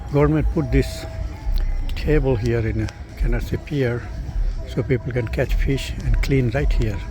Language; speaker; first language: English; non-native, local second language; Bangla